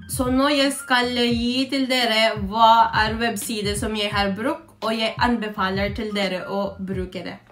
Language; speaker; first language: Norwegian; non-native, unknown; Filipino